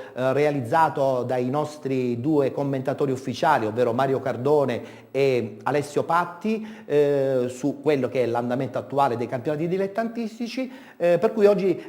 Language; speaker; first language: Italian; native; Italian